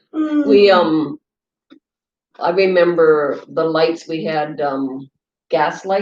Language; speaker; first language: English; native; English